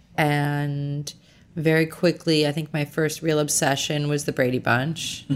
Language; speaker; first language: English; native; English